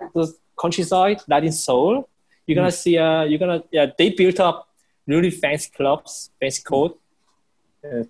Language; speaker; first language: English; non-native, fluent; Korean